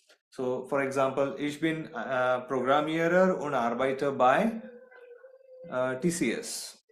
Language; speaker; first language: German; non-native, fluent; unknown